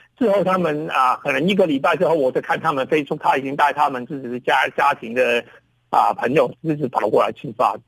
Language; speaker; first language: Chinese; non-native, local second language; Cantonese